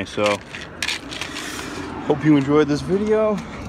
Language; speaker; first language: English; native; English